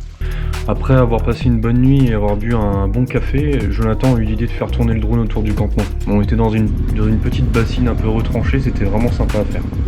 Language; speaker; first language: French; native; French